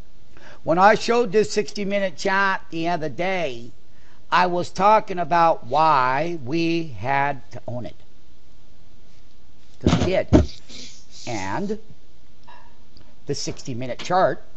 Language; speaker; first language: English; native; English